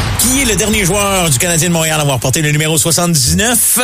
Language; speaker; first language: French; native; French